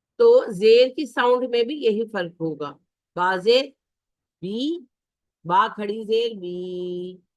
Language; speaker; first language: Urdu; native; Urdu